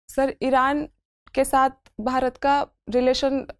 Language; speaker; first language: Hindi; native; Hindi